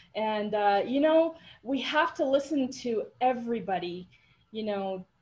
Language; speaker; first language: English; native; English